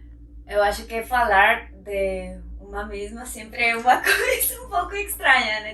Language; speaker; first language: Portuguese; non-native, fluent; Spanish